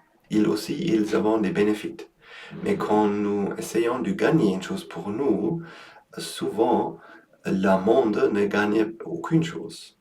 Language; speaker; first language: French; non-native, learner; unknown